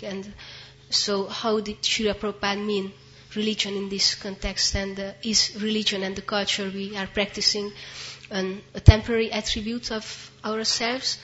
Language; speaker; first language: English; non-native, fluent; Hungarian